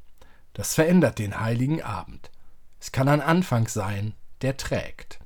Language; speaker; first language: German; native; German